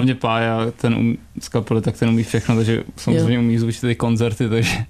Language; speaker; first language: Czech; native; Czech